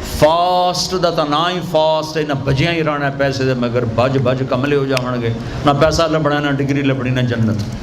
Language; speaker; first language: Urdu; non-native, local second language; Punjabi